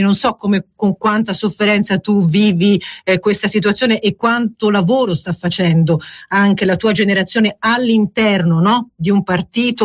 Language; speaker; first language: Italian; native; Italian